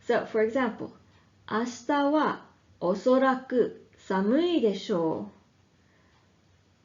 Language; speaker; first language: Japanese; non-native, fluent; English